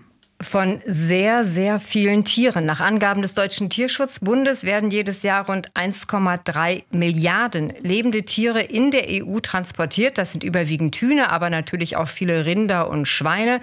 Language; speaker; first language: German; native; German